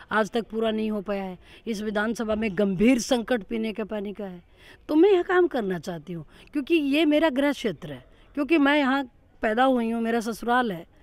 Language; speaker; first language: Hindi; native; Hindi